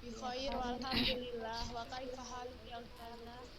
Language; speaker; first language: Arabic; non-native, learner; Indonesian